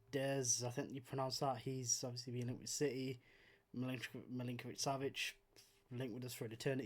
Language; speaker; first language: English; native; English